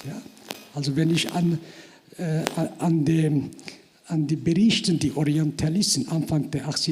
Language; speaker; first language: German; non-native, fluent; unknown